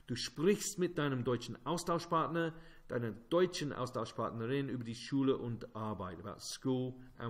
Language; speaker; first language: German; non-native, fluent; English